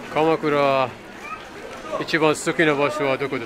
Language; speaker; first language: Japanese; non-native, learner; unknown